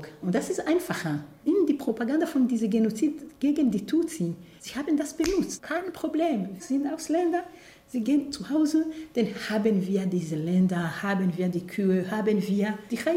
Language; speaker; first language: German; non-native, fluent; Kinyarwanda